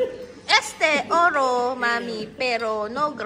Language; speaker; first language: Spanish; non-native, learner; Filipino